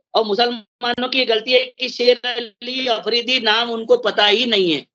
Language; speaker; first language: Hindi; non-native, local second language; Marathi